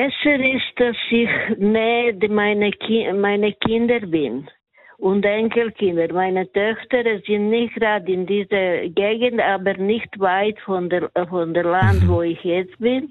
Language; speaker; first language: German; non-native, learner; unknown